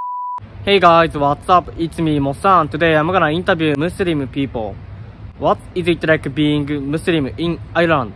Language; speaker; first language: English; non-native, learner; Japanese